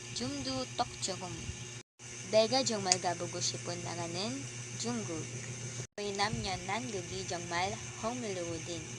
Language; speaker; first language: Korean; non-native, learner; Filipino